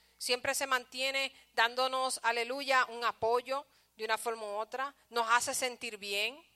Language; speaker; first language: Spanish; early bilingual, heritage; Spanish